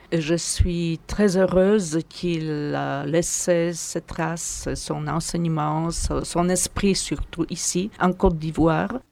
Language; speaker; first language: French; non-native, fluent; Polish